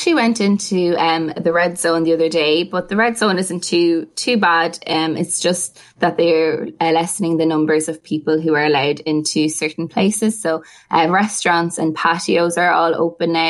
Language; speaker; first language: English; native; English